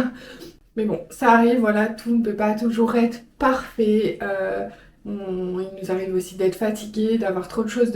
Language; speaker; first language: French; native; French